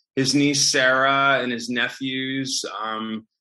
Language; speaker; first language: English; native; English